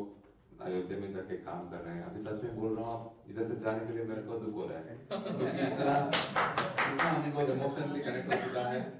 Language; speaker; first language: Hindi; non-native, local second language; Kannada